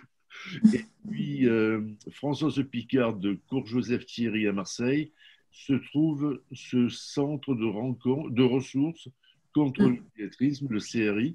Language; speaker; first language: French; native; French